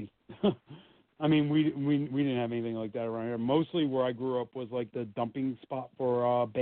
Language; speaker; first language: English; native; English